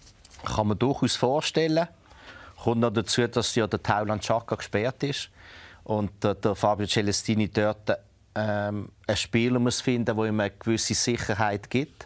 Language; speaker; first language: German; native; German